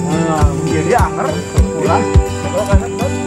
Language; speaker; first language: Indonesian; non-native, local second language; Sundanese